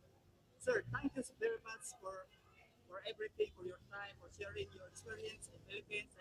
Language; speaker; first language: English; non-native, local second language; Cebuano